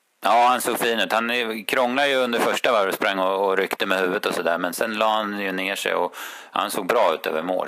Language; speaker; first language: Swedish; native; Swedish